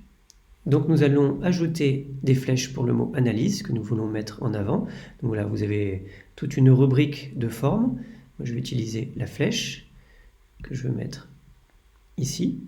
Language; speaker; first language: French; native; French